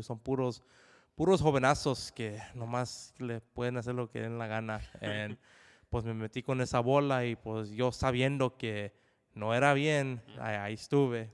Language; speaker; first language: Spanish; early bilingual, heritage; Spanish